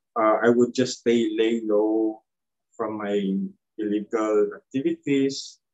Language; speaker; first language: English; non-native, local second language; Cebuano